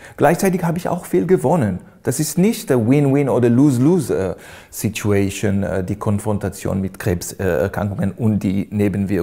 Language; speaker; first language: German; non-native, fluent; Hebrew